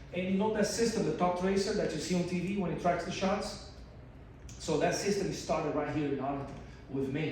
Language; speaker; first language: English; non-native, fluent; Portuguese